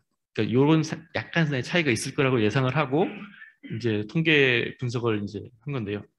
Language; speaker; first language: Korean; native; Korean